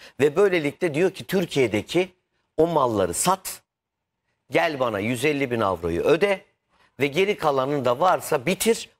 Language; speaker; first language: Turkish; native; Turkish